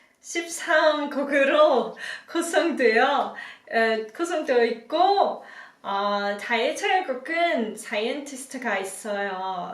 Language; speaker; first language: Korean; non-native, learner; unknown